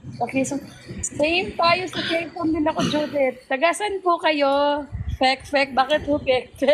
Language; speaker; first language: Filipino; non-native, local second language; Cebuano